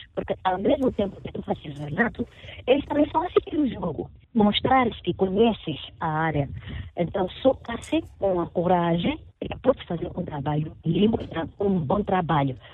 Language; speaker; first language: Portuguese; non-native, local second language; Makhuwa